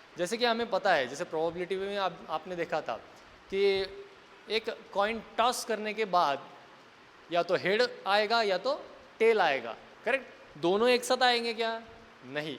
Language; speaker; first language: Hindi; non-native, local second language; Marathi